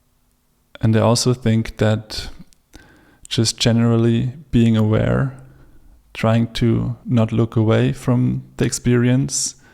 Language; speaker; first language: English; non-native, fluent; German